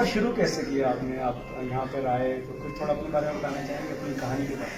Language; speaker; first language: Urdu; native; Urdu